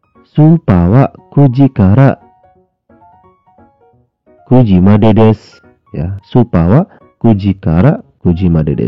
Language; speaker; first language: Japanese; non-native, learner; Indonesian